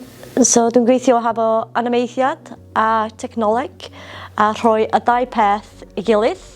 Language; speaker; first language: Welsh; non-native, local second language; English